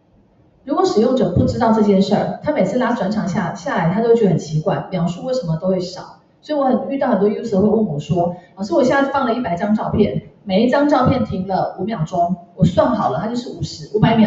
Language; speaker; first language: Chinese; native; Chinese